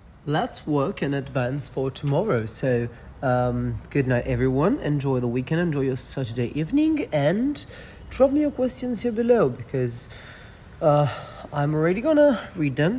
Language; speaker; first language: English; non-native, fluent; Italian